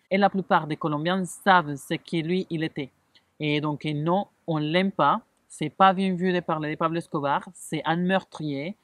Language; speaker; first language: French; non-native, fluent; Spanish